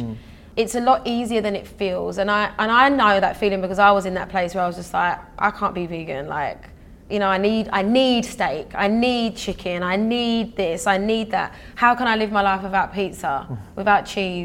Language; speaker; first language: English; native; English